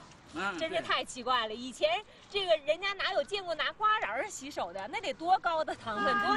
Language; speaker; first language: Chinese; native; Chinese